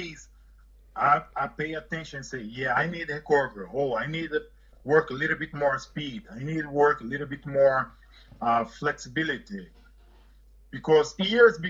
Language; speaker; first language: English; non-native, learner; Portuguese